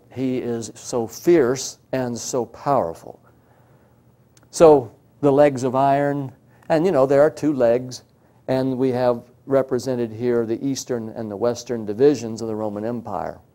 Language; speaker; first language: English; native; English